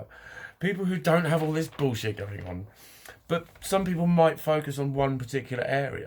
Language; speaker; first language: English; native; English